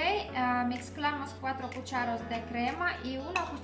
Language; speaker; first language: Spanish; non-native, learner; Polish